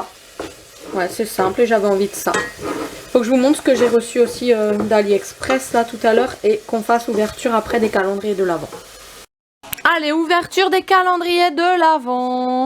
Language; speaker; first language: French; native; French